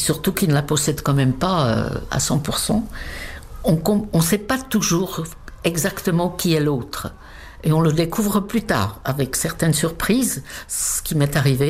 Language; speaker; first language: French; non-native, fluent; Czech